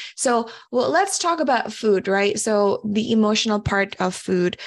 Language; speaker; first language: English; early bilingual, other home language; Indonesian